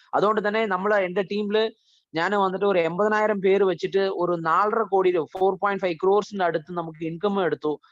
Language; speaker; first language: Malayalam; early bilingual, heritage; Malayalam